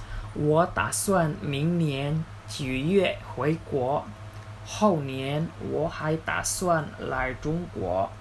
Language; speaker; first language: Chinese; non-native, learner; Indonesian